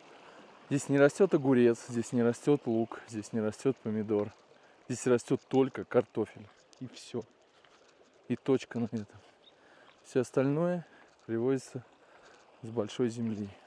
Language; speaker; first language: Russian; native; Russian